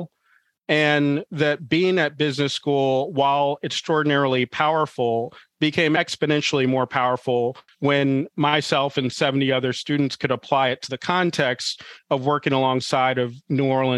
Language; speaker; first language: English; native; English